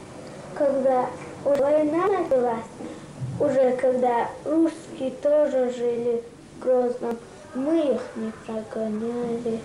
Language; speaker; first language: Russian; non-native, local second language; Chechen